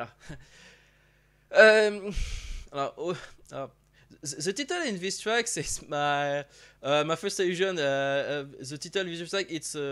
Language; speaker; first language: English; non-native, learner; French